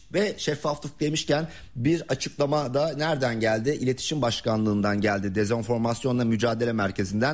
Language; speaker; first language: Turkish; native; Turkish